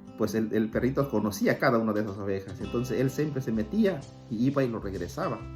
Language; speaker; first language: Spanish; native; Spanish